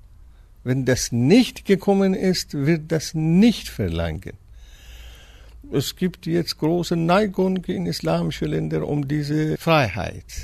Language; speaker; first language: German; non-native, fluent; Persian